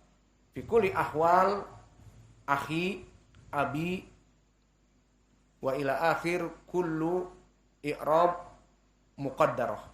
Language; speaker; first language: Arabic; non-native, fluent; Indonesian